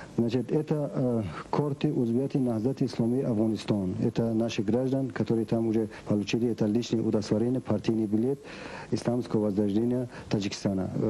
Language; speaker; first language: Russian; non-native, local second language; Tajik